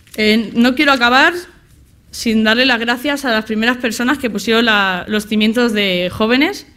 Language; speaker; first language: Spanish; native; Spanish